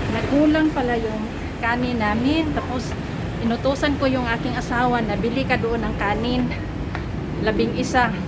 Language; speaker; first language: Filipino; non-native, local second language; Cebuano